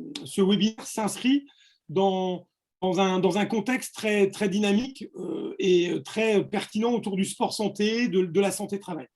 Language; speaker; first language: French; native; French